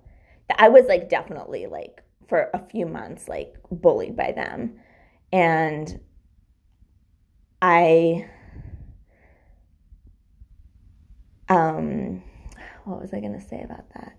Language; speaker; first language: English; native; English